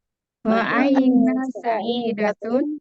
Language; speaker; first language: Arabic; non-native, learner; Indonesian